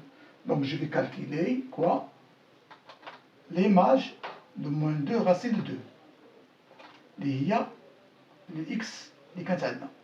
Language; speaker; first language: French; non-native, local second language; Arabic